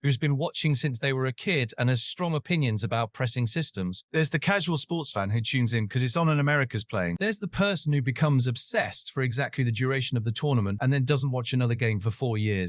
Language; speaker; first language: English; native; English